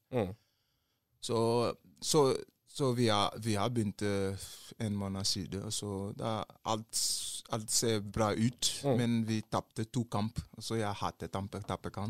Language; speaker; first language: Norwegian; non-native, learner; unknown